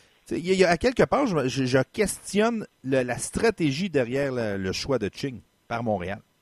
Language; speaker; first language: French; native; French